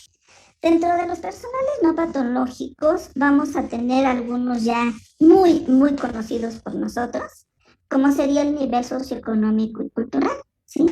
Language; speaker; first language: Spanish; native; Spanish